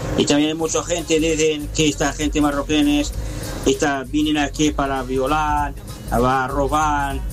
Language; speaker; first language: Spanish; non-native, learner; Arabic